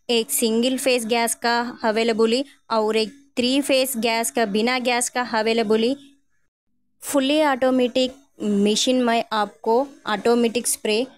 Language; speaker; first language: Hindi; non-native, local second language; Telugu